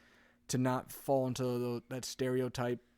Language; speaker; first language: English; native; English